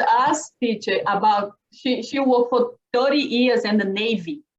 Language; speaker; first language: English; non-native, learner; Portuguese